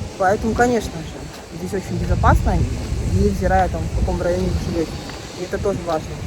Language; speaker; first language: Russian; native; Russian